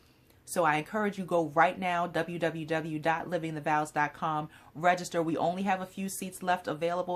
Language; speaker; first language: English; native; English